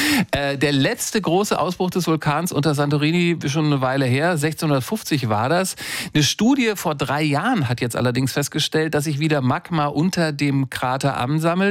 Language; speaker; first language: German; native; German